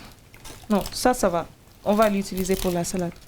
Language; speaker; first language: French; non-native, learner; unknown